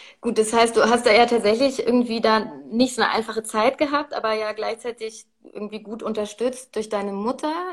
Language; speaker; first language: German; native; German